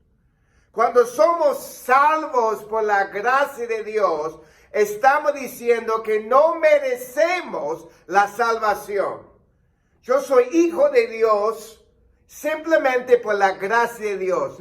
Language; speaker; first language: Spanish; non-native, fluent; English